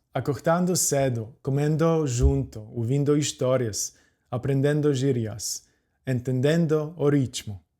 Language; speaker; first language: Portuguese; non-native, fluent; Polish